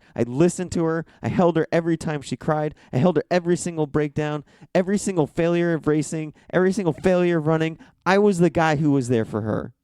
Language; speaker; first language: English; native; English